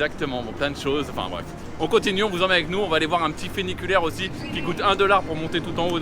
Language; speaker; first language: French; native; French